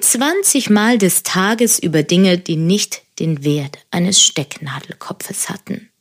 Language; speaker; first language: German; native; German